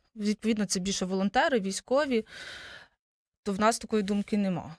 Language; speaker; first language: Ukrainian; native; Ukrainian